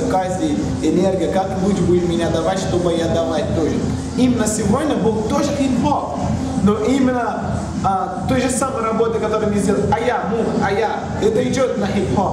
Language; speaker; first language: Russian; non-native, learner; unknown